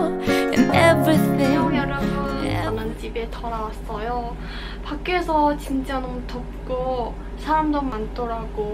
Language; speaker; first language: Korean; non-native, learner; Cantonese